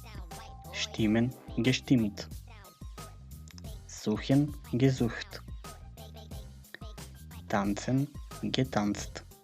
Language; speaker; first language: German; non-native, fluent; Macedonian